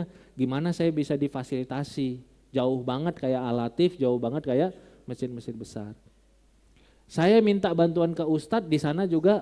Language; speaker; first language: Indonesian; non-native, local second language; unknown